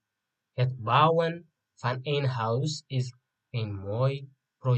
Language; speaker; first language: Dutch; non-native, fluent; Tigrinya